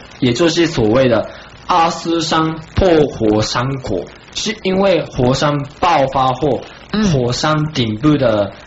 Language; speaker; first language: Chinese; non-native, fluent; Japanese